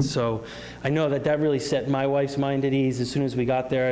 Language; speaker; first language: English; native; English